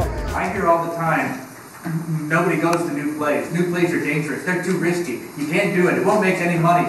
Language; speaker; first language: English; native; English